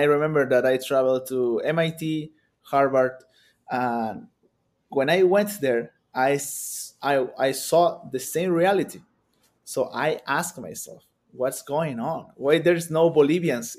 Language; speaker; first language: English; non-native, fluent; Spanish